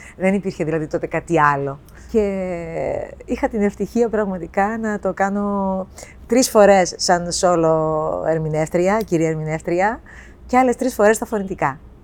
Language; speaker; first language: Greek; native; Greek